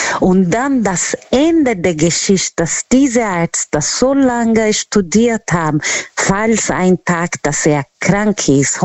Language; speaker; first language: German; non-native, learner; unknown